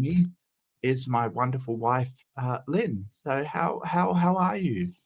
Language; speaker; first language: English; native; English